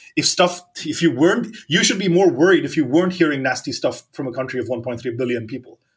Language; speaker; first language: English; non-native, local second language; Gujarati